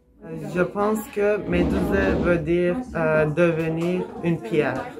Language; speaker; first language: French; non-native, learner; Turkish